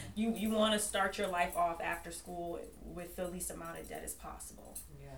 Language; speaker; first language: English; native; English